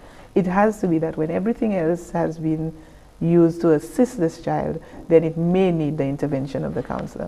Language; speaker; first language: English; native; English